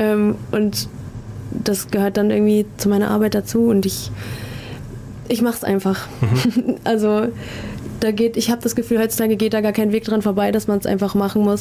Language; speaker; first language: German; native; German